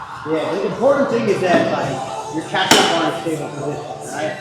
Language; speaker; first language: English; native; English